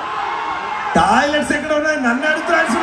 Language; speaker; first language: Telugu; non-native, learner; Tamil